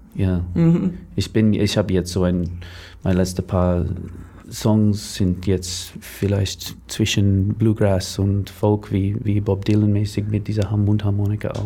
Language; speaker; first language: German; non-native, learner; English